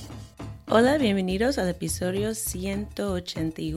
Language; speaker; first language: Spanish; non-native, fluent; English